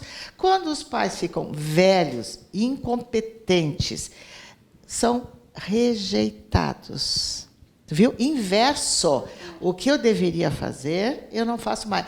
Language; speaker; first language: Portuguese; native; Portuguese